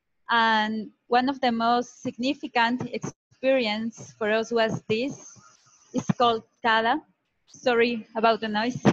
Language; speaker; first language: English; non-native, fluent; Spanish